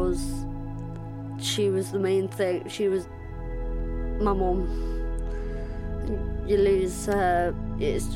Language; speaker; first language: English; native; English